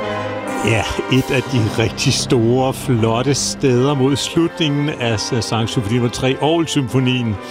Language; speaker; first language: Danish; native; Danish